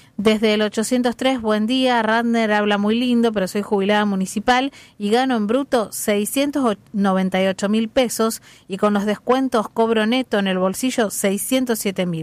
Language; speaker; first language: Spanish; native; Spanish